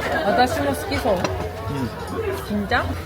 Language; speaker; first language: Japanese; non-native, fluent; Korean